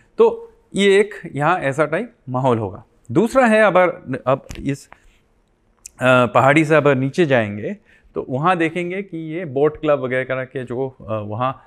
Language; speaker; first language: Hindi; non-native, local second language; Bangla